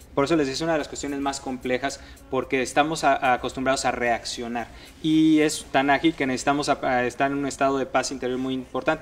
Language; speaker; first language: Spanish; native; Spanish